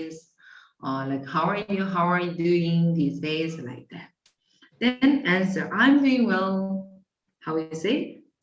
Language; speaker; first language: English; non-native, fluent; Korean